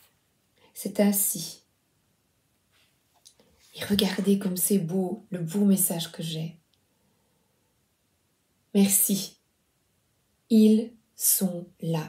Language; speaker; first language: French; native; French